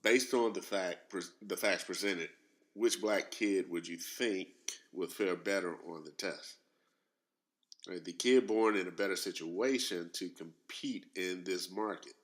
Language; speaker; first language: English; native; English